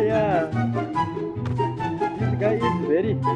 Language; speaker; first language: English; non-native, learner; Nepali